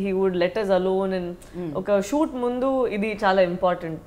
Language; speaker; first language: Telugu; non-native, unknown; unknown